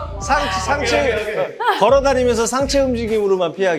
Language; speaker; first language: Korean; non-native, learner; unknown